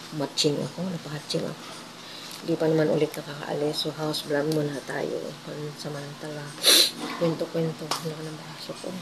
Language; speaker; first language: Filipino; native; Filipino